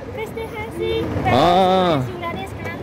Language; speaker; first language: Spanish; non-native, learner; Chinese